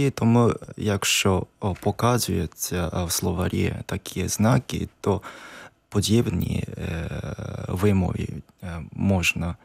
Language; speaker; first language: Ukrainian; non-native, learner; Japanese